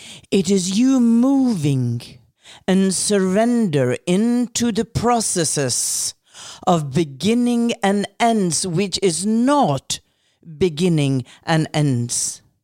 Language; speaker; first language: English; non-native, fluent; Norwegian